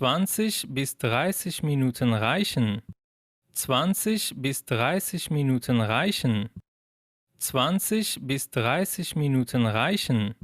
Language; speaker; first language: German; non-native, fluent; Persian